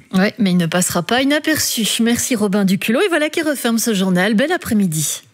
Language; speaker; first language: French; native; French